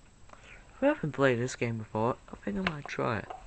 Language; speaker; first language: English; native; English